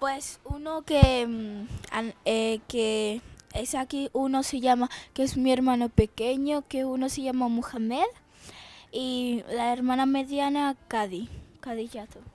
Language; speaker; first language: Spanish; early bilingual, other home language; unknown